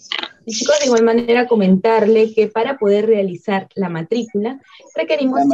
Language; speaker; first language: Spanish; native; Spanish